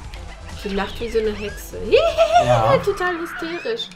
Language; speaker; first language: German; native; German